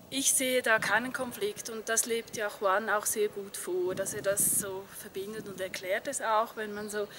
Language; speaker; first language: German; native; German